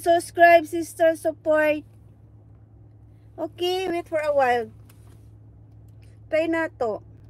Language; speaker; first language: English; non-native, local second language; Cebuano